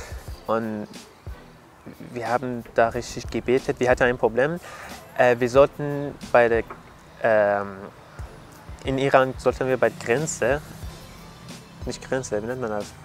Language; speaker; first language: German; non-native, learner; Persian